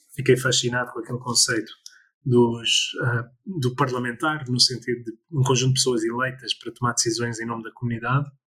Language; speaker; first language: Portuguese; early bilingual, other home language; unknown